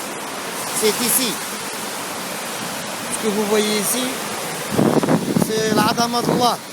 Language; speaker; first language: French; non-native, local second language; Arabic